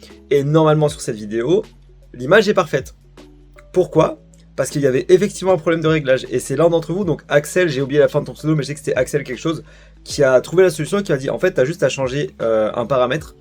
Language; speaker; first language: French; native; French